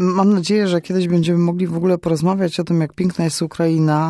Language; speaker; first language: Ukrainian; non-native, learner; Polish